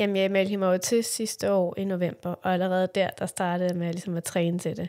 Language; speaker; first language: Danish; native; Danish